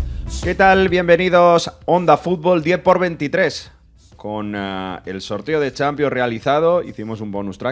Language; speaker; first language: Spanish; native; Spanish